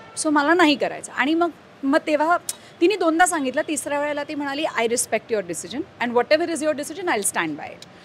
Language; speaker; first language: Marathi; native; Marathi